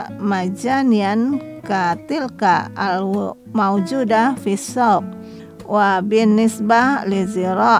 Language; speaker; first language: Arabic; non-native, fluent; Indonesian